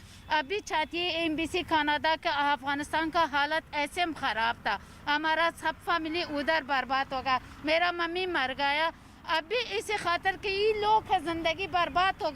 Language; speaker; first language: Hindi; non-native, learner; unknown